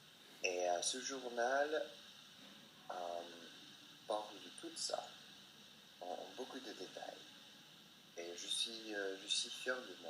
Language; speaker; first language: French; non-native, fluent; English